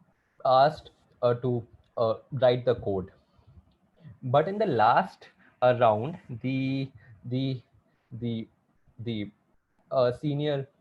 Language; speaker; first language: English; non-native, local second language; Hindi